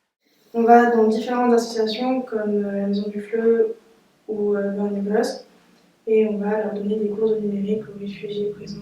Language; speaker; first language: French; native; French